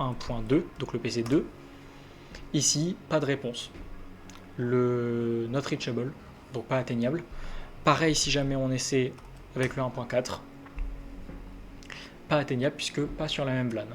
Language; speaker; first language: French; native; French